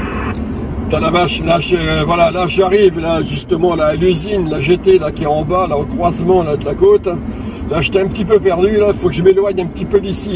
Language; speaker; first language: French; native; French